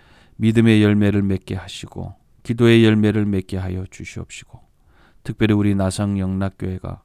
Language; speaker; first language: Korean; native; Korean